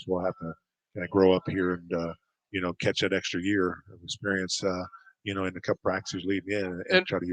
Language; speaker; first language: English; native; English